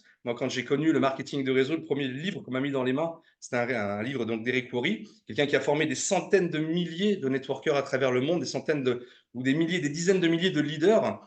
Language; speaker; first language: French; native; French